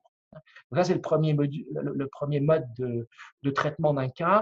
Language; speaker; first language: French; native; French